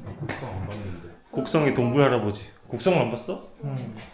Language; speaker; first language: Korean; native; Korean